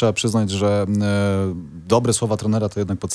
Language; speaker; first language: Polish; native; Polish